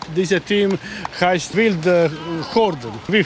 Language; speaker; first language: German; non-native, learner; Croatian